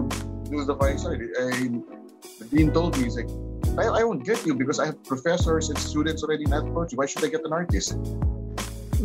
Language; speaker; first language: English; non-native, local second language; Filipino